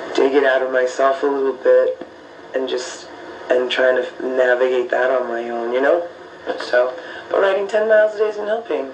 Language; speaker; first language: English; native; English